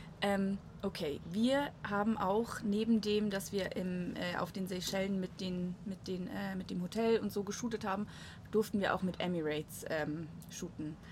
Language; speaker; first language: German; native; German